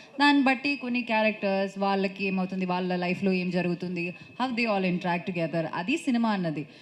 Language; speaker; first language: Telugu; non-native, fluent; Malayalam